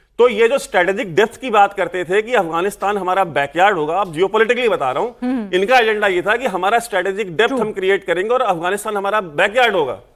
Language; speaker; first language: Hindi; native; Hindi